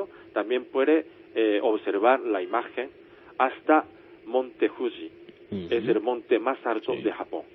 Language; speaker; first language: Spanish; non-native, fluent; Japanese